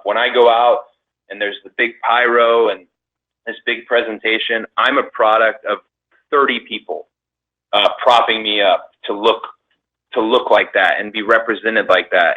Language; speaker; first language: English; native; English